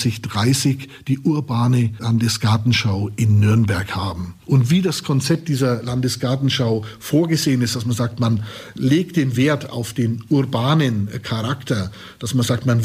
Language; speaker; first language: German; native; German